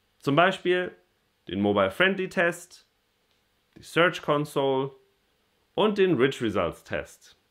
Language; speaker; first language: German; native; German